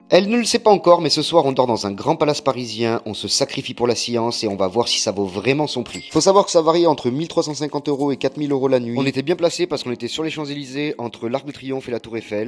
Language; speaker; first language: French; native; French